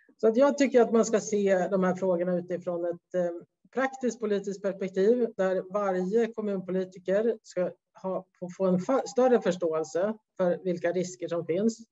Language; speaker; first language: Swedish; native; Swedish